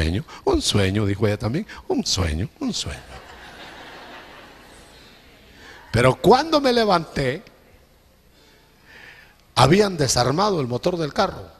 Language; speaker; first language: Spanish; native; Spanish